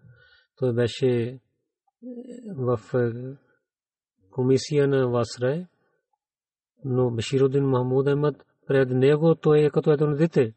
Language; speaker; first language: Bulgarian; non-native, learner; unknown